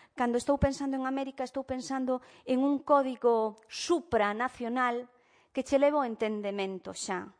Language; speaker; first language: Galician; early bilingual, heritage; Galician